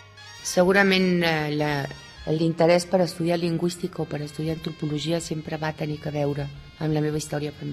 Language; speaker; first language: Catalan; early bilingual, heritage; Catalan